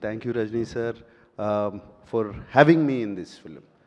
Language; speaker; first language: English; non-native, local second language; Telugu